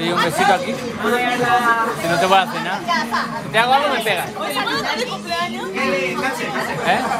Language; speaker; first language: Spanish; native; Spanish